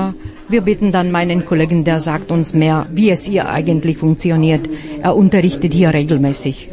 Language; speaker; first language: German; non-native, fluent; Slovak